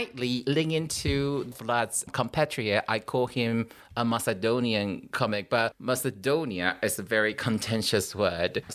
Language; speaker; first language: English; non-native, fluent; Chinese